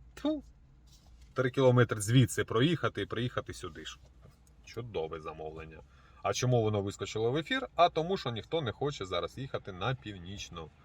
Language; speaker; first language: Ukrainian; non-native, local second language; Russian